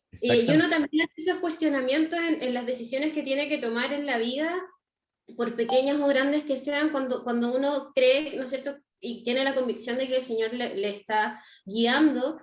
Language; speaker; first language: Spanish; native; Spanish